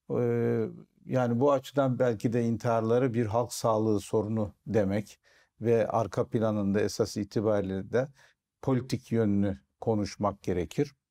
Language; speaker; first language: Turkish; native; Turkish